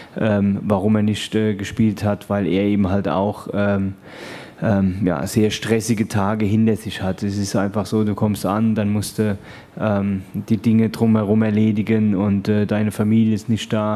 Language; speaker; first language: German; native; German